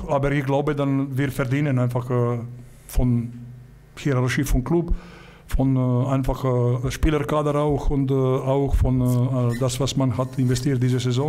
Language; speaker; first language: German; non-native, learner; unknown